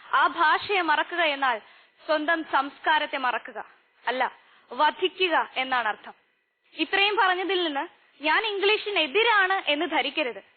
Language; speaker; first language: Malayalam; native; Malayalam